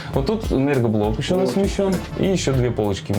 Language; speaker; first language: Russian; native; Russian